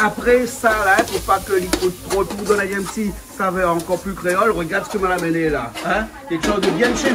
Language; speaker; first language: French; non-native, local second language; Réunion Creole French